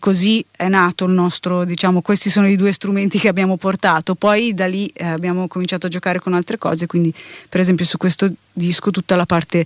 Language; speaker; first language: Italian; native; Italian